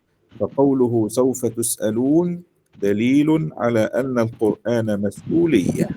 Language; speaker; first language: Arabic; native; Arabic